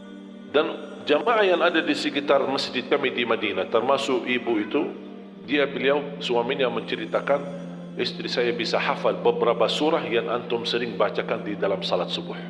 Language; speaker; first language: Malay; non-native, fluent; Arabic